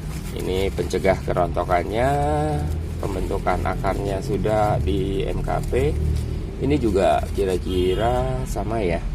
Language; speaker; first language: Indonesian; native; Indonesian